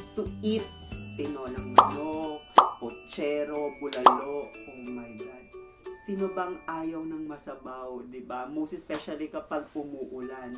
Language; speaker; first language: Filipino; non-native, local second language; Hiligaynon